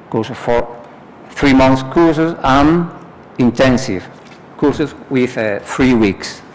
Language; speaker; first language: English; non-native, fluent; Spanish